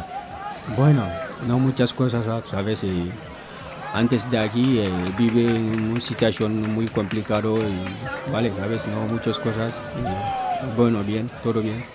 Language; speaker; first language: Spanish; non-native, learner; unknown